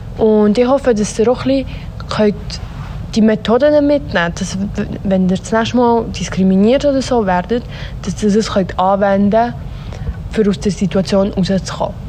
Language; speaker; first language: German; early bilingual, other home language; Swiss German